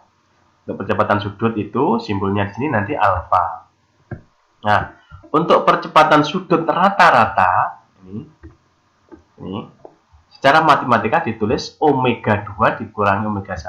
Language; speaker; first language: Indonesian; native; Indonesian